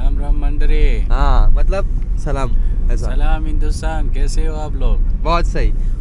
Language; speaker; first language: Hindi; non-native, learner; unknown